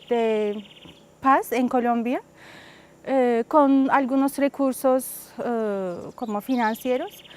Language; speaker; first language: Spanish; non-native, fluent; Turkish